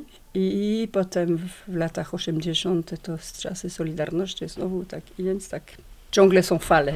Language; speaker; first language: Polish; non-native, learner; French